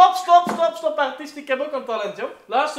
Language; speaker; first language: Dutch; native; Dutch